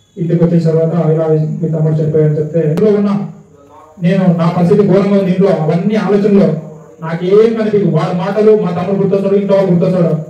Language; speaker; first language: Telugu; non-native, local second language; Urdu